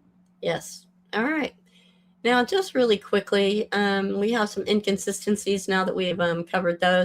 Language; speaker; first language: English; native; English